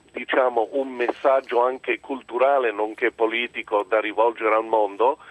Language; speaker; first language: Italian; early bilingual, other home language; English